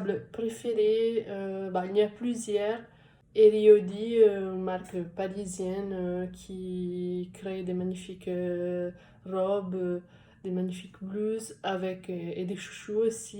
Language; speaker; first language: French; non-native, fluent; Italian